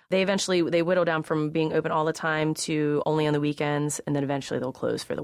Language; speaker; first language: English; native; English